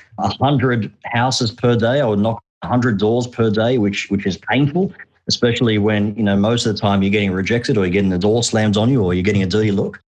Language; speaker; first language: English; early bilingual, other home language; Arabic